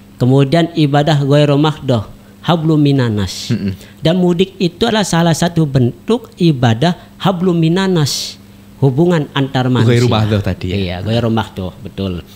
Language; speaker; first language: Indonesian; native; Indonesian